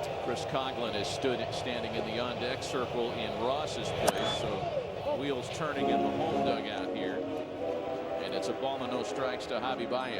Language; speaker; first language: English; native; English